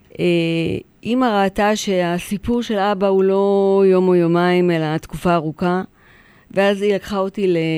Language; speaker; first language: Hebrew; early bilingual, other home language; Polish